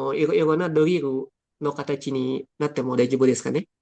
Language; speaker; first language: Japanese; non-native, fluent; Indonesian